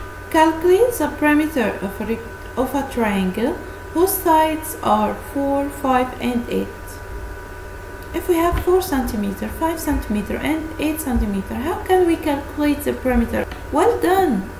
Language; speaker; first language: English; non-native, fluent; Arabic